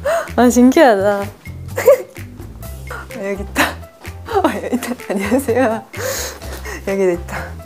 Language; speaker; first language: Korean; non-native, fluent; Japanese